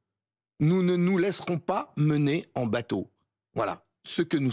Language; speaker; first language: French; native; French